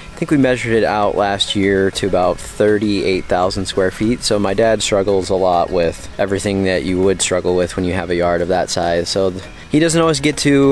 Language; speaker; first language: English; native; English